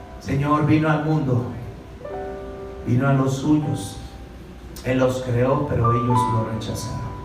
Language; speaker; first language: Spanish; native; Spanish